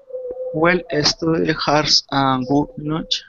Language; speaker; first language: English; non-native, learner; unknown